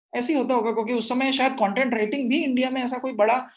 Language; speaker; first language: Hindi; non-native, local second language; Marathi